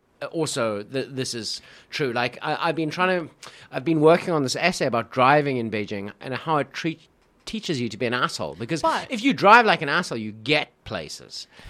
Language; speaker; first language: English; native; English